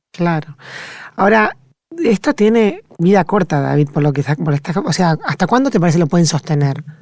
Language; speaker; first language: Spanish; native; Spanish